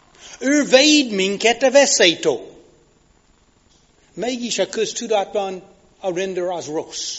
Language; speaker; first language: Hungarian; non-native, fluent; English